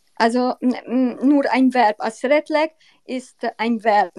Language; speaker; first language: German; non-native, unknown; Hungarian